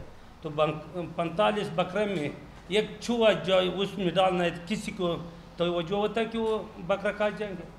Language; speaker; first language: Urdu; non-native, learner; Pashto